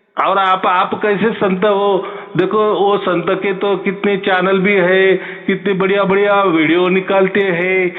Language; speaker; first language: Hindi; non-native, local second language; Marathi